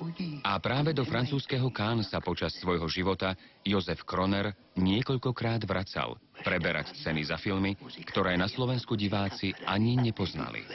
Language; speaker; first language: Slovak; native; Slovak